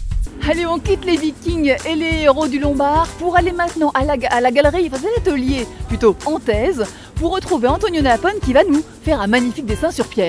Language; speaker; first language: French; native; French